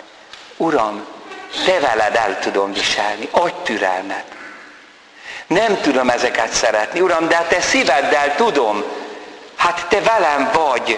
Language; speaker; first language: Hungarian; native; Hungarian